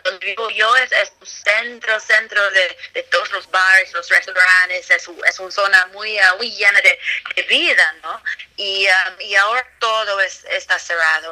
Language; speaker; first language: Spanish; non-native, fluent; English